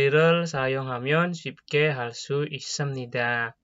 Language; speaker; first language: Korean; non-native, fluent; Indonesian